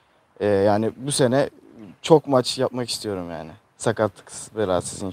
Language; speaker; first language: Turkish; early bilingual, heritage; Turkish